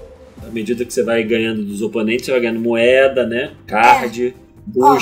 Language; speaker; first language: Portuguese; native; Portuguese